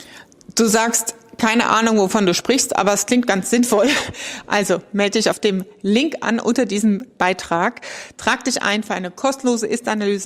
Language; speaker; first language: German; native; German